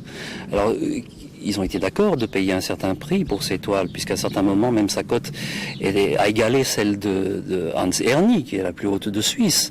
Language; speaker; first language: French; native; French